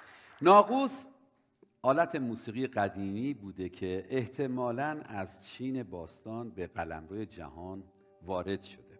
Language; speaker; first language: Persian; native; Persian